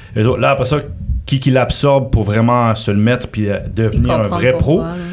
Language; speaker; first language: French; native; French